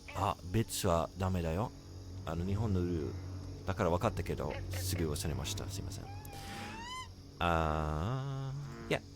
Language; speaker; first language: Japanese; non-native, learner; English